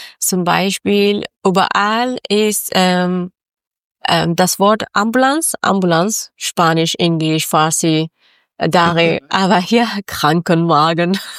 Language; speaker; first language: German; non-native, learner; Persian